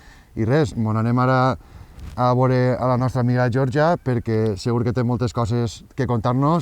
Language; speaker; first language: Catalan; native; Catalan